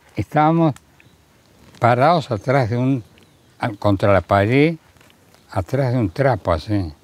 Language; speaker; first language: Spanish; native; Spanish